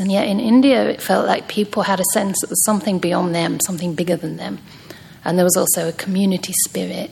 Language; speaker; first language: English; native; English